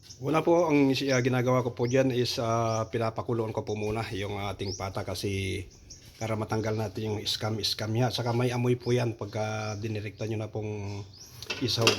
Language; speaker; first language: Filipino; non-native, local second language; Iloko